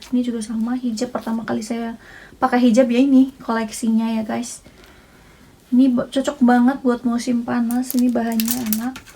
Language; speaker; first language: Indonesian; native; Indonesian